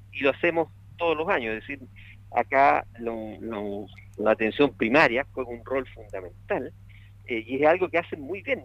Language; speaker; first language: Spanish; native; Spanish